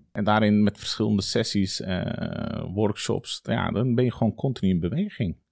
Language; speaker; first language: Dutch; early bilingual, other home language; Turkish